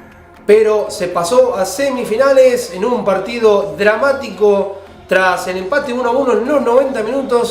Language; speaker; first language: Spanish; native; Spanish